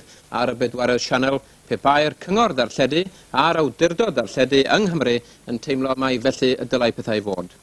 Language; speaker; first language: Welsh; native; Welsh